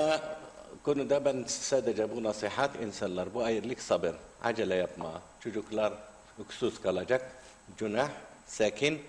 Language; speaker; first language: Turkish; non-native, learner; Arabic